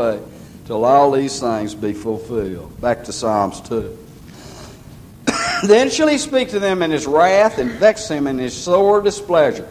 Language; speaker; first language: English; native; English